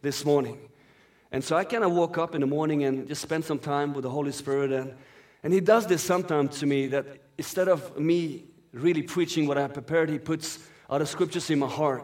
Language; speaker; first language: English; non-native, fluent; Persian